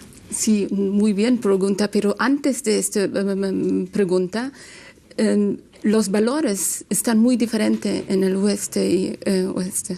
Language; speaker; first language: Spanish; non-native, learner; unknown